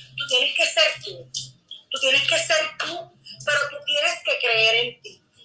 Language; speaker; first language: Spanish; native; Spanish